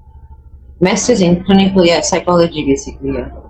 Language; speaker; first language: English; non-native, fluent; Italian